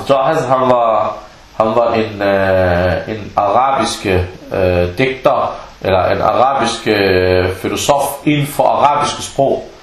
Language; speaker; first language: Danish; non-native, fluent; Arabic